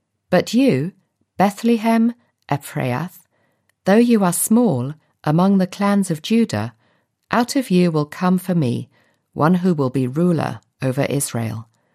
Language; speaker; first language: English; native; English